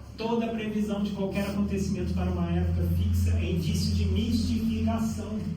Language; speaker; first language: Portuguese; native; Portuguese